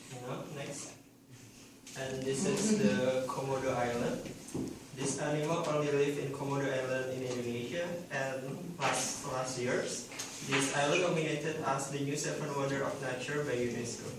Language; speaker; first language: English; non-native, learner; Indonesian